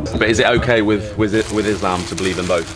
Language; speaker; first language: English; native; English